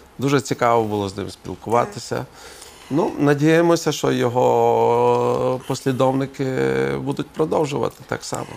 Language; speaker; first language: Ukrainian; non-native, local second language; Hungarian